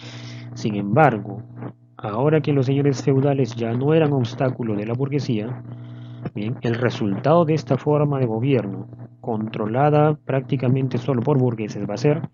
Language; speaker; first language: Spanish; native; Spanish